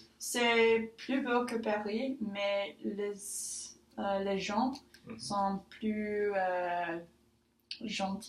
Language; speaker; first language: French; non-native, learner; English